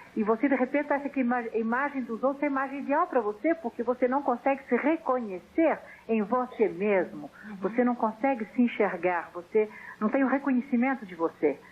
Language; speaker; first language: Portuguese; native; Portuguese